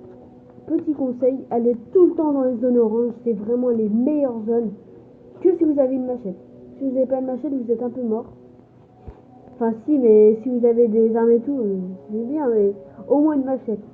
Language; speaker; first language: French; native; French